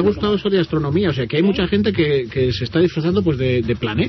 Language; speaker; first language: Spanish; native; Spanish